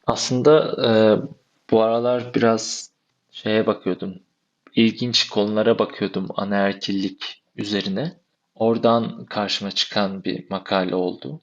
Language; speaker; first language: Turkish; native; Turkish